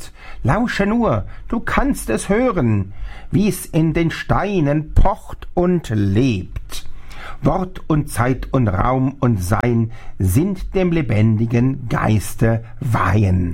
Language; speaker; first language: German; native; German